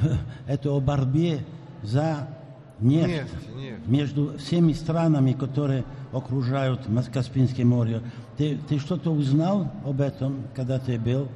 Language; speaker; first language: Russian; non-native, fluent; French